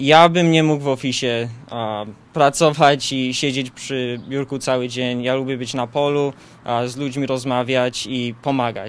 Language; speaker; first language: Polish; early bilingual, heritage; Polish